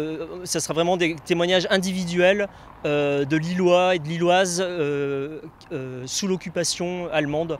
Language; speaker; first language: French; native; French